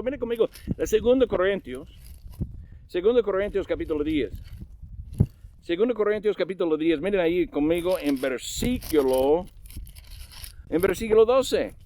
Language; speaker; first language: Spanish; non-native, learner; English